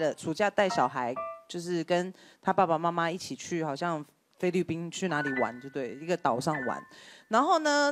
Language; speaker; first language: Chinese; native; Chinese